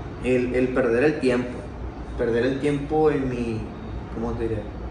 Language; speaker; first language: Spanish; native; Spanish